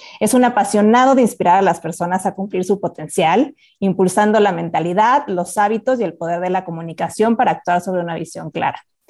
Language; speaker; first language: Spanish; native; Spanish